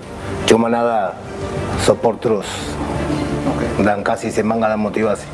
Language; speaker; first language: Indonesian; non-native, local second language; Spanish